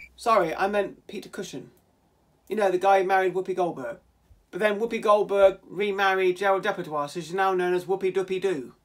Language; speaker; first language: English; native; English